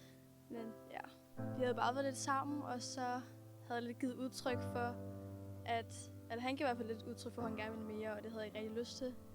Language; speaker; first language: Danish; native; Danish